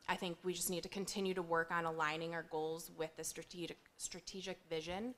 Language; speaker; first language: English; native; English